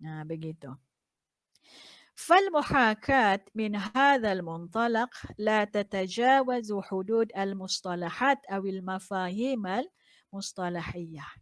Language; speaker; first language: Arabic; non-native, fluent; Malay